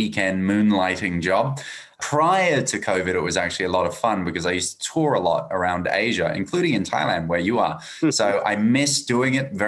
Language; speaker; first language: English; native; English